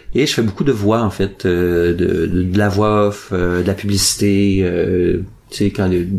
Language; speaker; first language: French; native; French